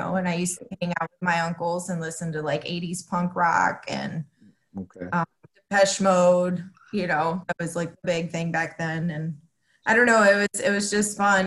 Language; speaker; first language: English; early bilingual, other home language; Spanish